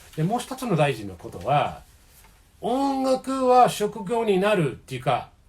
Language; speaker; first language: Japanese; non-native, fluent; English